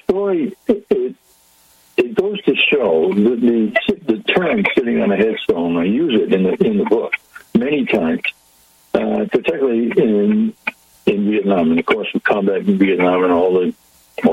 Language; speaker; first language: English; native; English